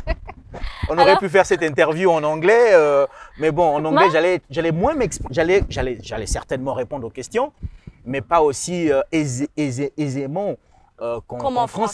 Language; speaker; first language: French; non-native, local second language; Rundi